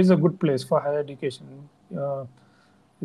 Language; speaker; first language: English; non-native, local second language; Tamil